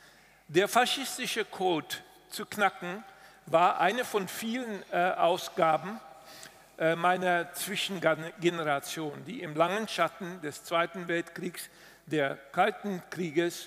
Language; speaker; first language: German; non-native, fluent; Dutch